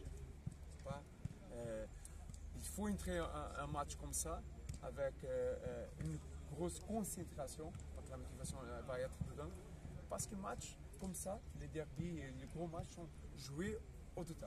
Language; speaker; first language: French; non-native, fluent; Portuguese